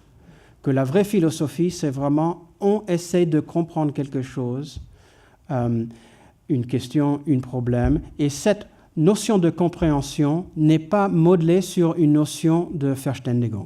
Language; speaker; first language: French; non-native, fluent; English